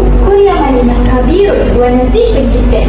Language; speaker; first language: Arabic; non-native, learner; Malay